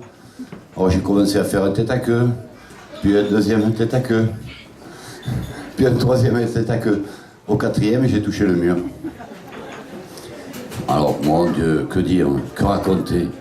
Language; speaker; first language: French; native; French